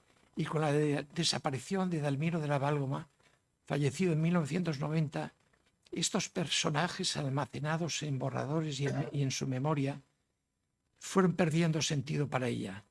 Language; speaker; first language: Spanish; native; Spanish